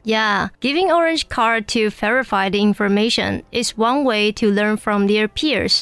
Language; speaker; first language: English; non-native, fluent; Chinese